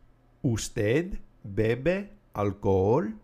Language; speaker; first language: Spanish; non-native, fluent; English